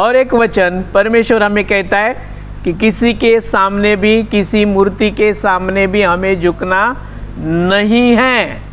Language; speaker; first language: Hindi; non-native, local second language; Marathi